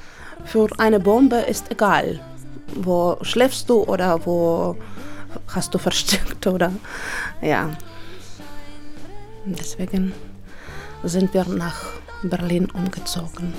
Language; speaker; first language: German; non-native, learner; Russian